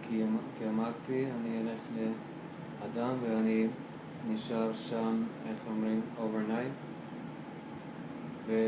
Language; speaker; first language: Hebrew; non-native, learner; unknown